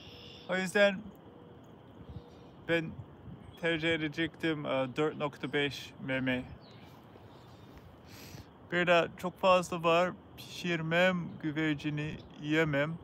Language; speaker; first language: Turkish; non-native, learner; English